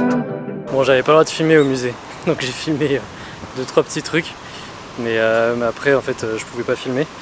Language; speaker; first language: French; native; French